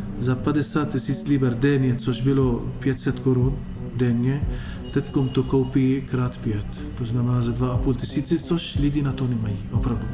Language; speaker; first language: Czech; non-native, fluent; Arabic